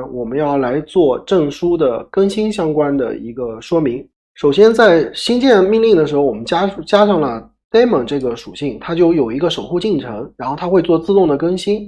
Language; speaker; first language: Chinese; native; Chinese